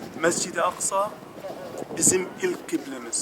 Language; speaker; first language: Turkish; non-native, learner; Arabic